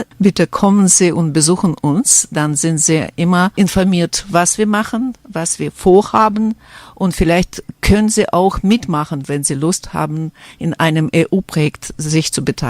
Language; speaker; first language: German; non-native, fluent; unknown